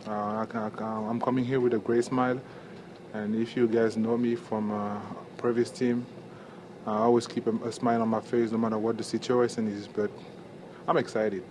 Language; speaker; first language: English; non-native, fluent; French